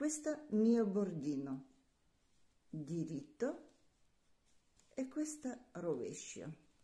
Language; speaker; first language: Italian; non-native, learner; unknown